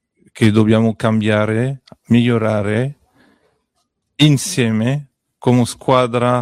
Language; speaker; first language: Italian; non-native, learner; French